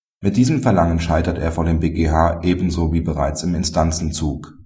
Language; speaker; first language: German; native; German